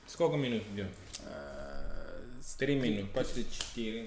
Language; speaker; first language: Russian; non-native, fluent; English